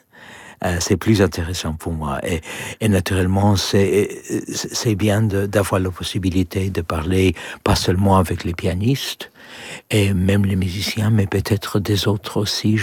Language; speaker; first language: French; non-native, learner; English